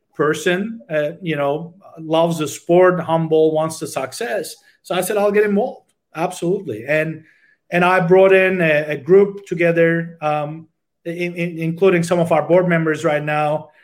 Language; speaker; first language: English; non-native, fluent; Turkish